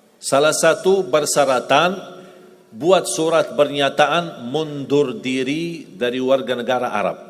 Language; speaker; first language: Indonesian; non-native, fluent; Arabic